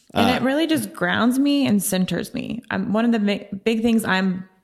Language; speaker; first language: English; native; English